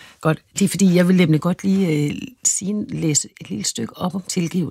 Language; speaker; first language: Danish; native; Danish